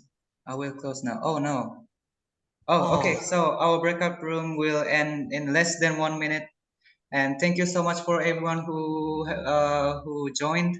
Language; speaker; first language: English; non-native, local second language; Indonesian